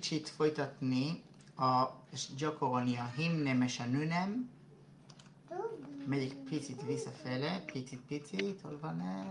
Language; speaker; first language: Hungarian; non-native, fluent; Hebrew